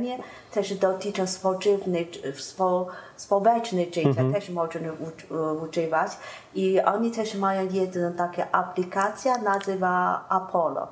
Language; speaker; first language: Polish; non-native, learner; Chinese